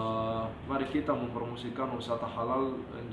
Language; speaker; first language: Indonesian; non-native, fluent; Arabic